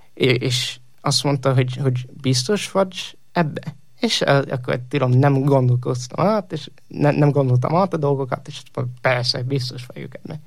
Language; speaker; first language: Hungarian; non-native, learner; English